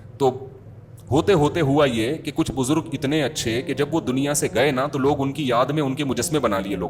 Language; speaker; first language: Urdu; native; Urdu